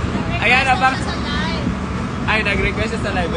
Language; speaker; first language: Filipino; non-native, local second language; Cebuano